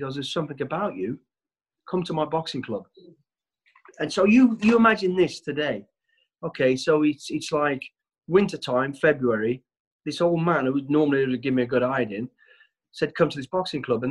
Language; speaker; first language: English; native; English